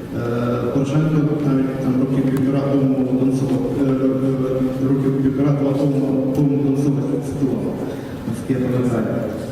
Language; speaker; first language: Ukrainian; native; Ukrainian